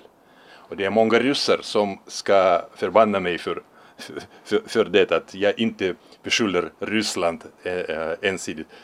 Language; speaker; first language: Swedish; non-native, fluent; Russian